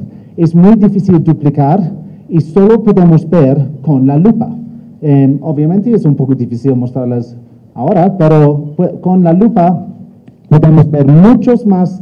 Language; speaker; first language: Spanish; non-native, learner; English